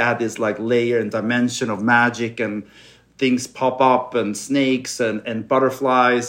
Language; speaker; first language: English; non-native, fluent; Swedish